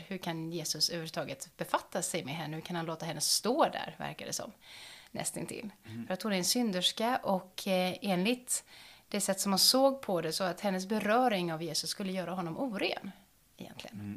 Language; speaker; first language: Swedish; native; Swedish